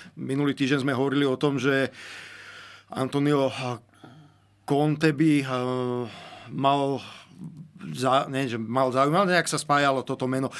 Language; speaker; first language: Slovak; native; Slovak